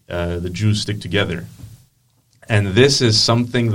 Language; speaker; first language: English; non-native, fluent; Greek